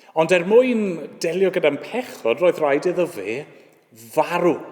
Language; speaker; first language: Welsh; native; Welsh